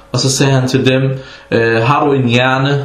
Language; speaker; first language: Danish; non-native, fluent; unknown